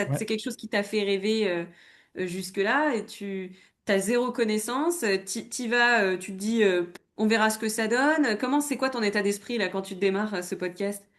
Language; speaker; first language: French; native; French